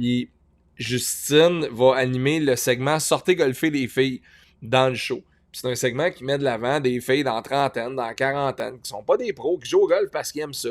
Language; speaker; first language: French; native; French